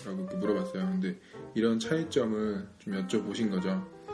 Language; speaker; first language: Korean; native; Korean